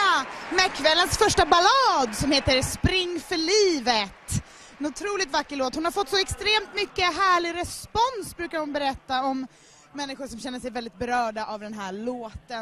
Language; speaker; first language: Swedish; native; Swedish